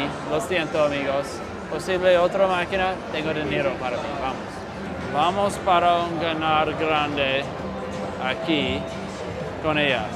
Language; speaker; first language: Spanish; non-native, learner; English